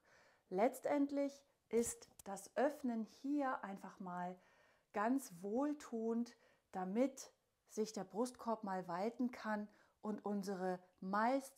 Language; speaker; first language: German; native; German